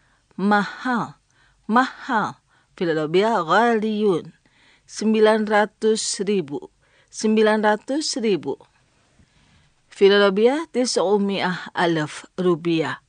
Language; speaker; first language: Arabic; non-native, fluent; Indonesian